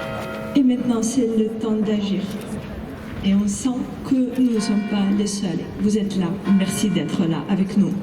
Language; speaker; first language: French; non-native, fluent; Ukrainian